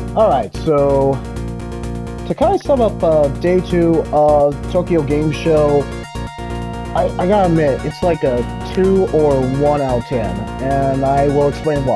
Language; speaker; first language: English; native; English